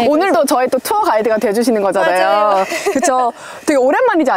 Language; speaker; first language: Korean; native; Korean